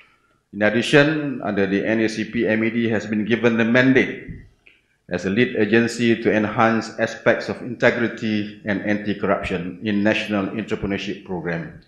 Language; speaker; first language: English; non-native, local second language; Malay